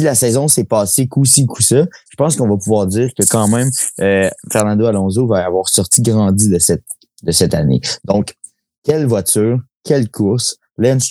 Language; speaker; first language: French; native; French